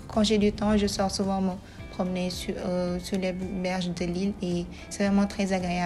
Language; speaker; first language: French; non-native, local second language; Wolof